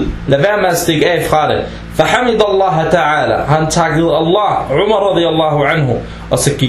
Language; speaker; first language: Danish; non-native, fluent; Arabic